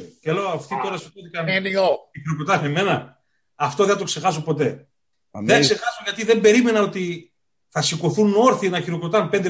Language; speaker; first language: Greek; native; Greek